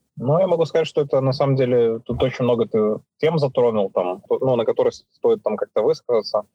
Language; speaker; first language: Russian; native; Russian